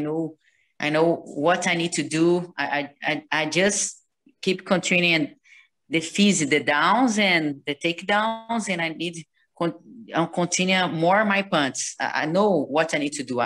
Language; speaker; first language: English; non-native, learner; Portuguese